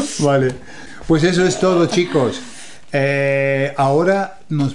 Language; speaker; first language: Spanish; non-native, fluent; English